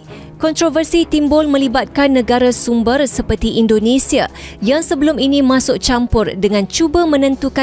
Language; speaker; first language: Malay; native; Malay